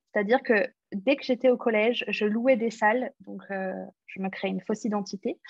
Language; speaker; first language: French; early bilingual, other home language; English